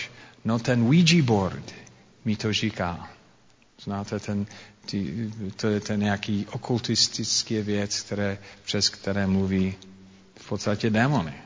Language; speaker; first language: Czech; non-native, fluent; English